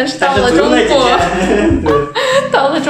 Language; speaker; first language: Chinese; non-native, fluent; Russian